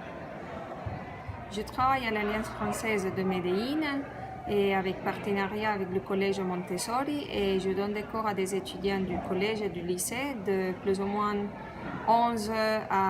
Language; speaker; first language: French; non-native, fluent; Spanish